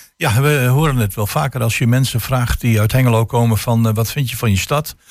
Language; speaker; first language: Dutch; native; Dutch